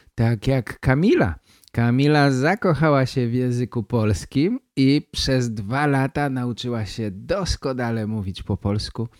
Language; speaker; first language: Polish; native; Polish